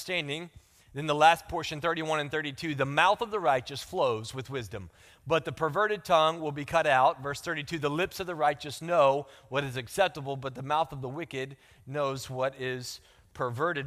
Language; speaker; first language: English; native; English